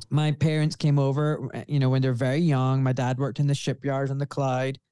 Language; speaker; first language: English; native; English